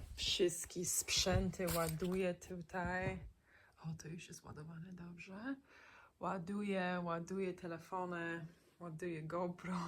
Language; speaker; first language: Polish; non-native, learner; English